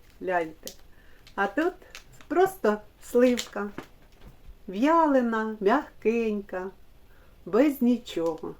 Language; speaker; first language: Ukrainian; non-native, local second language; Russian